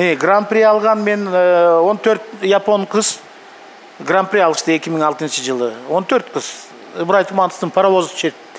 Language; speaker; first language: Kyrgyz; non-native, local second language; Russian